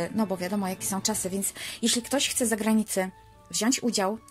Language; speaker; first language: Polish; non-native, fluent; Ukrainian